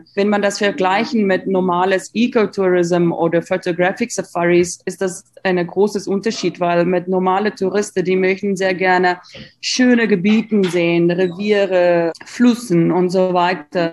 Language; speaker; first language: German; non-native, fluent; Afrikaans